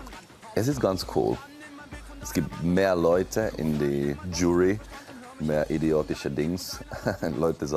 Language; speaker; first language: German; non-native, learner; Finnish